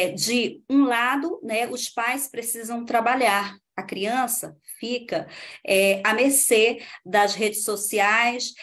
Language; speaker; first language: Portuguese; native; Portuguese